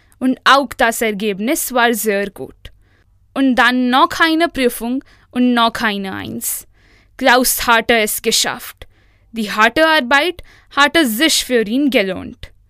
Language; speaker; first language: German; non-native, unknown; Hindi